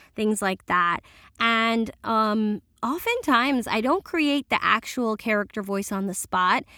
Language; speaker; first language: English; early bilingual, other home language; Spanish